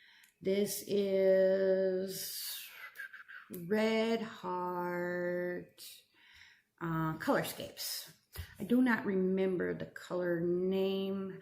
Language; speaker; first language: English; native; English